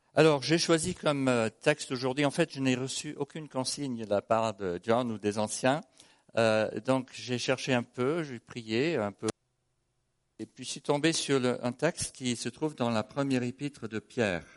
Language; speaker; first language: French; non-native, fluent; English